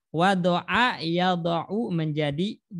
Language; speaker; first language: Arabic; non-native, fluent; Indonesian